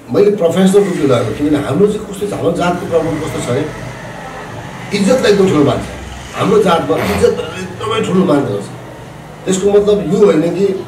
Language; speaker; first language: Nepali; non-native, local second language; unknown